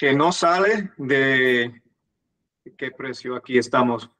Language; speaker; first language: Spanish; non-native, fluent; English